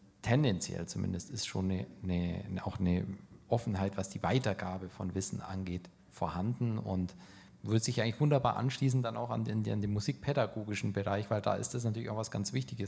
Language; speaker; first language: German; native; German